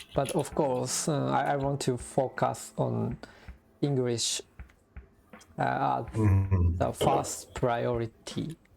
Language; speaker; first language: English; non-native, learner; Japanese